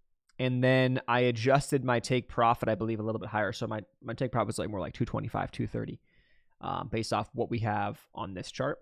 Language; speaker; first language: English; native; English